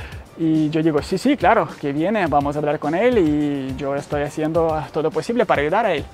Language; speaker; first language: Spanish; non-native, learner; Ukrainian